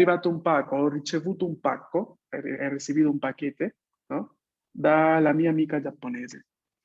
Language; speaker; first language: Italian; non-native, fluent; Spanish